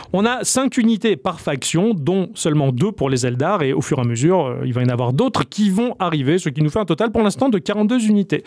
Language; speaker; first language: French; native; French